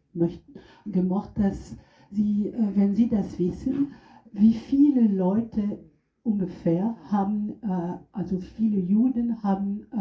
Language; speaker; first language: German; non-native, fluent; French